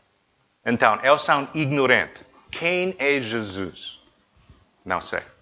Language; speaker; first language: Portuguese; non-native, learner; English